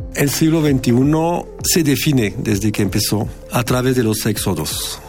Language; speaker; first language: Spanish; non-native, fluent; French